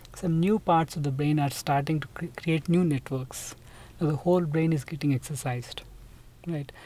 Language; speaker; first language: English; non-native, local second language; Telugu